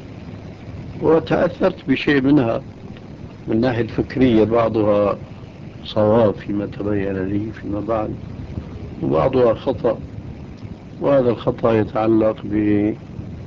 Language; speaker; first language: Arabic; early bilingual, other home language; Albanian